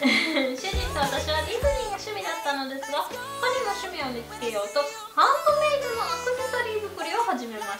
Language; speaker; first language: Japanese; native; Japanese